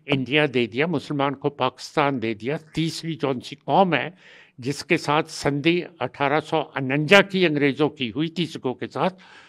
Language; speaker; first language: Hindi; non-native, local second language; Punjabi